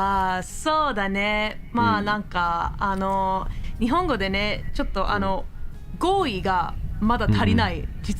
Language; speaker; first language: Japanese; non-native, learner; English